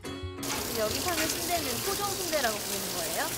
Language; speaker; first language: Korean; native; Korean